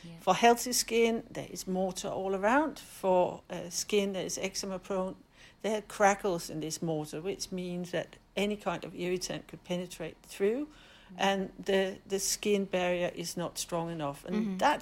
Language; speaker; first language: English; non-native, fluent; Danish